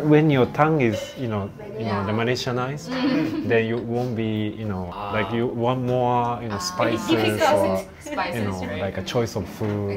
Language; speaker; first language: English; non-native, fluent; Japanese